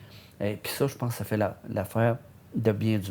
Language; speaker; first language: French; native; French